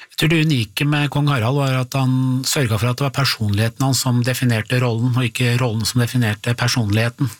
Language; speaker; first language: Norwegian; native; Norwegian